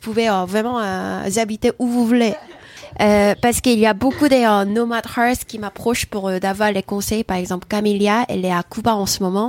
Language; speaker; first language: French; non-native, fluent; Korean